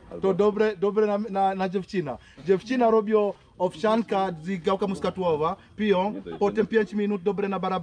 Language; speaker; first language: Polish; non-native, learner; Swahili